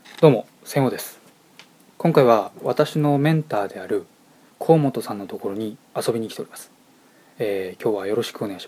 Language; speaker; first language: Japanese; native; Japanese